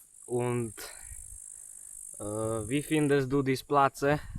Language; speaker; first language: German; non-native, learner; Slovak